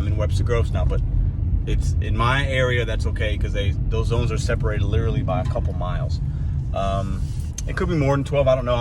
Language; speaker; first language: English; native; English